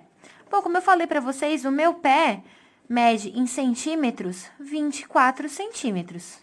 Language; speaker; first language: Portuguese; native; Portuguese